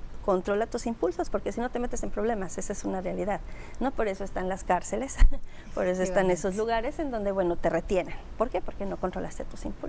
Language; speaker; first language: Spanish; native; Spanish